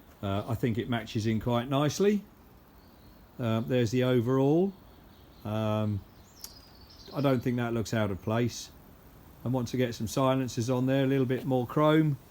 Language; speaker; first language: English; native; English